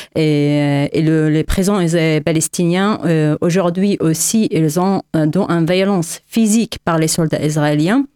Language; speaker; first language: French; non-native, learner; Arabic